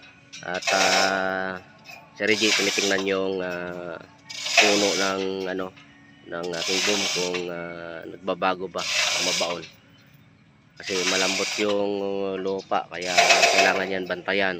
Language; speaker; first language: Filipino; native; Filipino